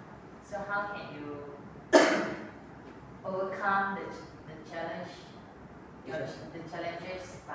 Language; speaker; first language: English; non-native, local second language; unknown